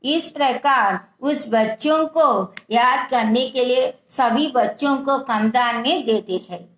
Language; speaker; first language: Hindi; non-native, local second language; Telugu